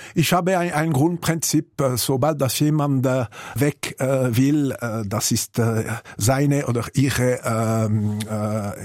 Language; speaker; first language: German; non-native, local second language; French